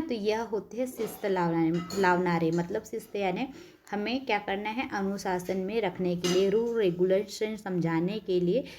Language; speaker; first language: Hindi; non-native, local second language; Marathi